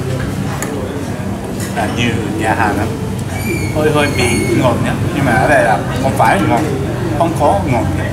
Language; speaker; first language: Vietnamese; non-native, learner; Japanese